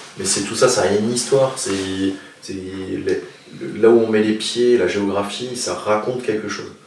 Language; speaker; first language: French; non-native, local second language; Swiss German